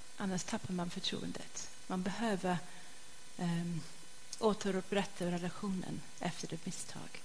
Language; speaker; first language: Swedish; non-native, fluent; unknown